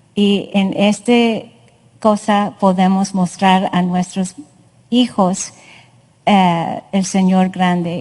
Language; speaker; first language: Spanish; non-native, fluent; English